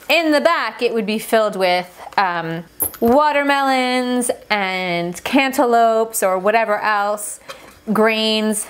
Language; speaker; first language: English; non-native, fluent; Persian